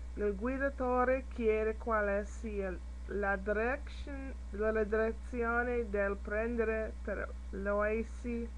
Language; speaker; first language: Italian; non-native, learner; English